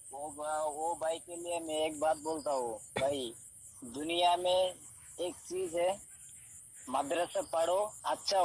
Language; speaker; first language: Hindi; non-native, local second language; Bangla